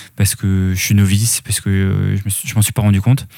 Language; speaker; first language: French; native; French